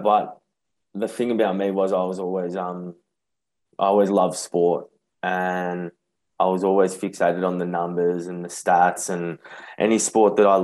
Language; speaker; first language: English; native; English